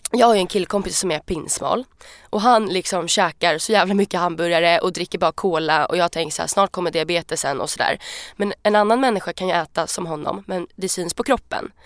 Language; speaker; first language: Swedish; native; Swedish